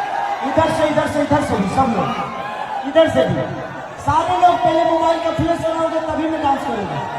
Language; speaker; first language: Hindi; non-native, local second language; Bhojpuri